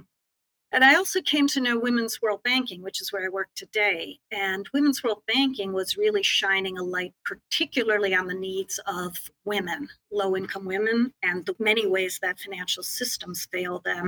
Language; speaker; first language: English; native; English